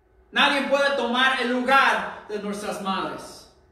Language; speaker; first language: Spanish; early bilingual, heritage; Spanish